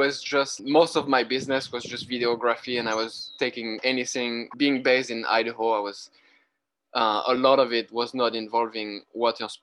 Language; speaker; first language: English; non-native, fluent; French